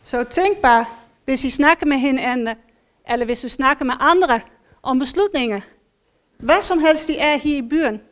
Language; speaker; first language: Danish; non-native, fluent; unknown